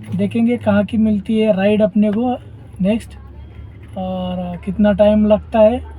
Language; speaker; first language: Hindi; non-native, local second language; Marathi